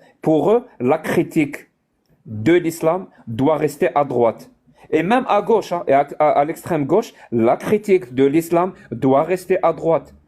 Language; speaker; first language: French; non-native, local second language; Arabic